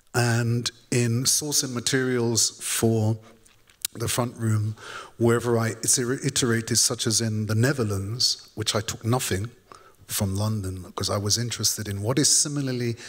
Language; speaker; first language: English; native; English